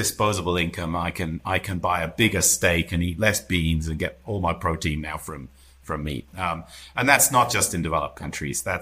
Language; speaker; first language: English; native; English